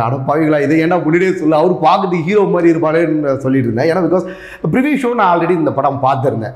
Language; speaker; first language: Tamil; native; Tamil